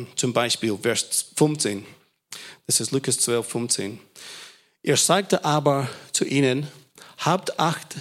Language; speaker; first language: German; non-native, fluent; English